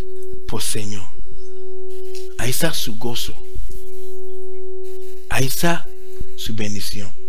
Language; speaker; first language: Spanish; non-native, learner; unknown